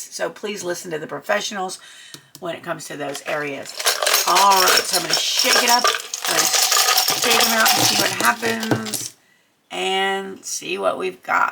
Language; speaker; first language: English; native; English